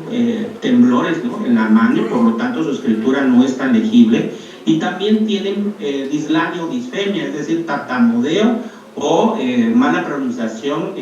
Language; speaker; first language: Spanish; native; Spanish